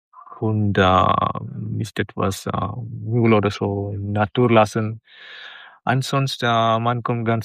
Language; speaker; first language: German; non-native, learner; Malayalam